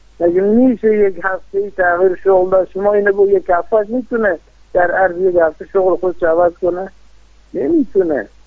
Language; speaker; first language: Persian; non-native, local second language; Baluchi